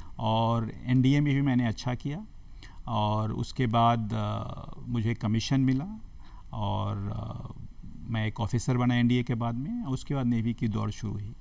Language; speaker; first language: Hindi; native; Hindi